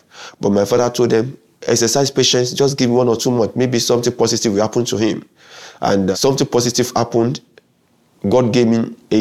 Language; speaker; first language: English; non-native, local second language; Yoruba